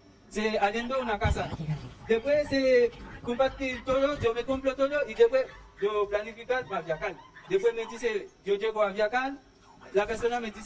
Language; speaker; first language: Spanish; non-native, learner; Haitian Creole